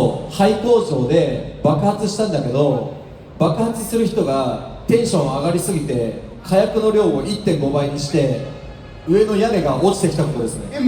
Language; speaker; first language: Japanese; native; Japanese